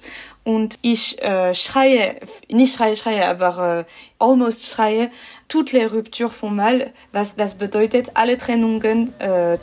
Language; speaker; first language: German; non-native, local second language; French